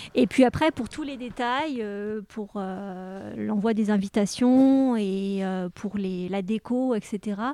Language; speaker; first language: French; native; French